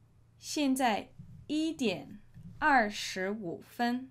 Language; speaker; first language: Chinese; non-native, learner; English